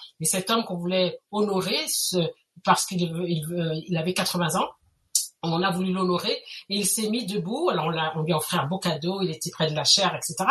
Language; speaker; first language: French; native; French